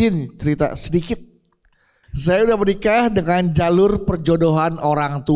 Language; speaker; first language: Indonesian; native; Indonesian